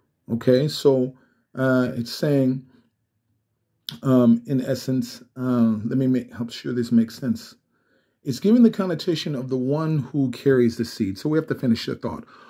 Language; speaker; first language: English; native; English